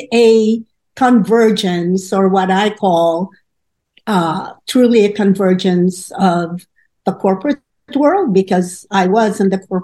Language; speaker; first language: English; non-native, local second language; Filipino